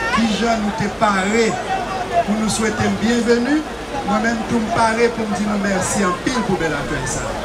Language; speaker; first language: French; non-native, local second language; Haitian Creole